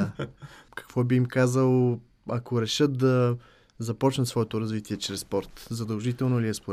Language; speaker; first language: Bulgarian; native; Bulgarian